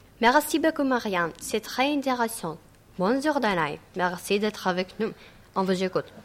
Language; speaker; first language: French; non-native, learner; Greek